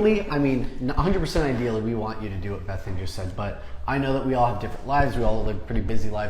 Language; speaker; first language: English; native; English